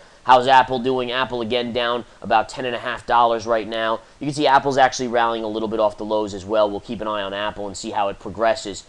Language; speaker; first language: English; native; English